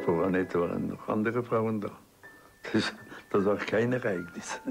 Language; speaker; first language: German; non-native, local second language; Italian